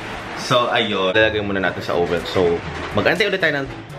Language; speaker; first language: Filipino; native; Filipino